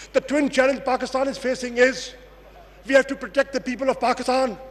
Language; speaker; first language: English; non-native, local second language; Urdu